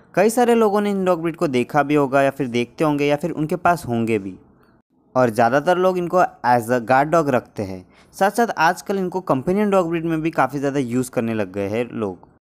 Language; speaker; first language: Hindi; native; Hindi